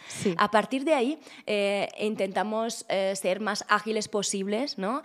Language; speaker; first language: Spanish; non-native, fluent; Italian